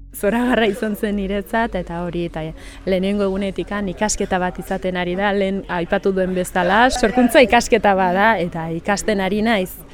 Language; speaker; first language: Basque; early bilingual, other home language; Sidamo